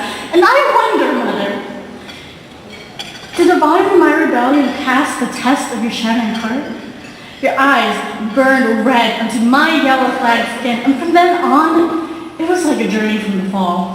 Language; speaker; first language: English; early bilingual, heritage; Vietnamese